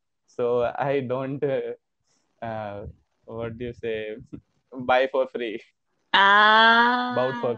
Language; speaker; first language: English; non-native, learner; Hindi